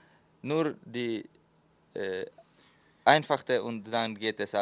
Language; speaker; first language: German; non-native, fluent; Slovenian